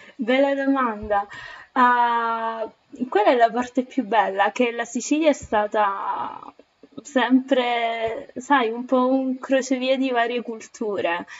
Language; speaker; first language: Italian; native; Italian